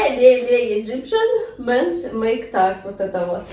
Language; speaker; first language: Arabic; non-native, learner; Russian